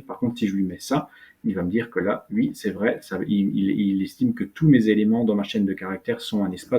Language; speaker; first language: French; native; French